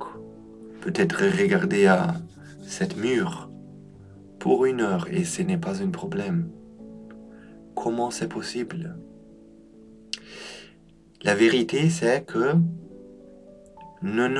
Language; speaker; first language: French; non-native, learner; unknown